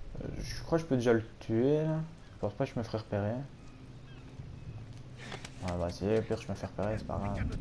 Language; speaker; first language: French; native; French